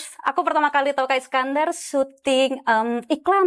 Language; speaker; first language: Indonesian; native; Indonesian